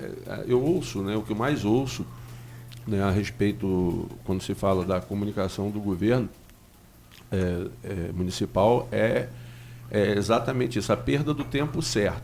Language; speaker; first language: Portuguese; native; Portuguese